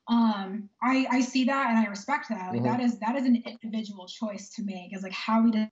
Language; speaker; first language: English; native; English